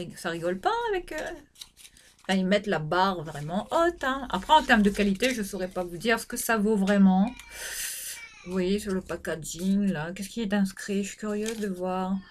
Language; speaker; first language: French; native; French